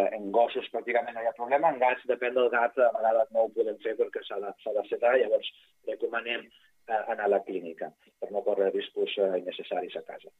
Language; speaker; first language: Catalan; non-native, fluent; Italian